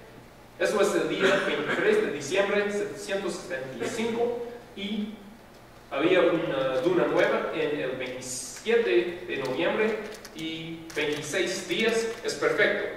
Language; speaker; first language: Spanish; non-native, fluent; English